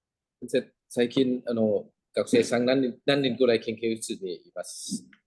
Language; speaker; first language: Japanese; non-native, fluent; Thai